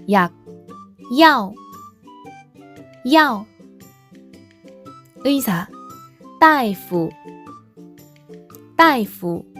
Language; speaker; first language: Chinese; non-native, fluent; Korean